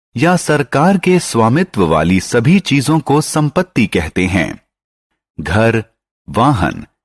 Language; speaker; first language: Hindi; non-native, local second language; Marathi